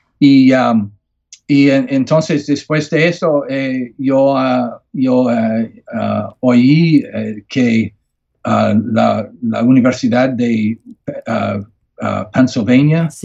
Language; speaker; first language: Spanish; non-native, learner; English